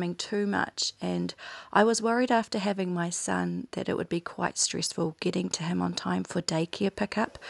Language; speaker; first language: English; native; English